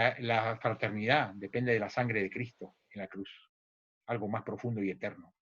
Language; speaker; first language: Spanish; native; Spanish